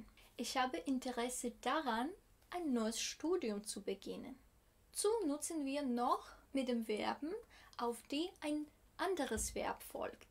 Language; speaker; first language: German; non-native, fluent; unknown